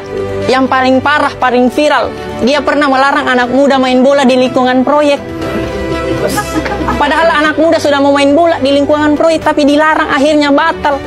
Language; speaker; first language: Indonesian; native; Indonesian